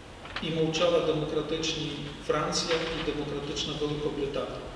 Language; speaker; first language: Ukrainian; native; Ukrainian